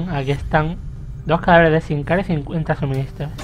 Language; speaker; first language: Spanish; native; Spanish